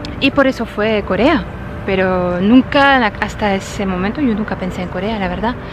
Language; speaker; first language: Spanish; non-native, fluent; French